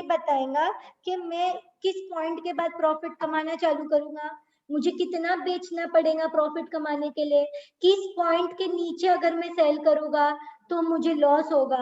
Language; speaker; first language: Hindi; native; Hindi